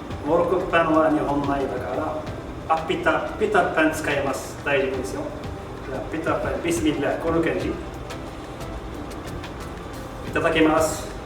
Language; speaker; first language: Japanese; non-native, learner; Arabic